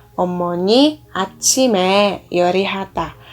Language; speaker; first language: Korean; non-native, learner; Indonesian